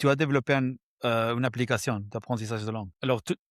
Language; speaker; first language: French; non-native, fluent; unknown